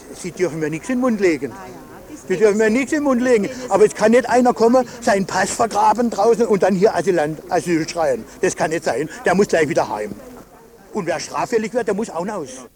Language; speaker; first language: German; native; German